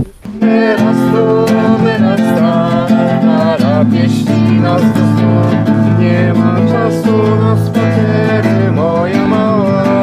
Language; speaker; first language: Polish; native; Polish